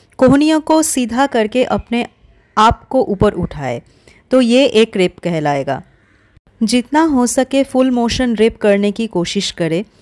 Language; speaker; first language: Hindi; native; Hindi